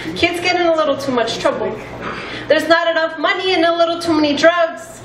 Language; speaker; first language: English; native; English